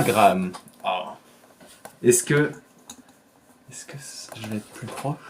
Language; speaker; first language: French; native; French